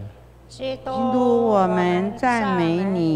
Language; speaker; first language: Chinese; non-native, fluent; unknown